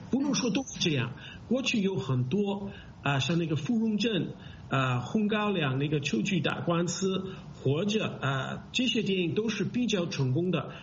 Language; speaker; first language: Chinese; non-native, fluent; English